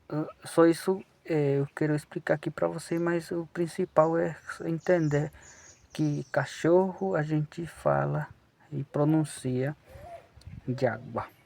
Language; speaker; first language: Portuguese; non-native, local second language; Guarani